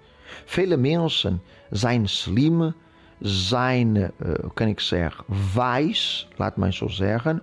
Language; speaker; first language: Dutch; non-native, fluent; Portuguese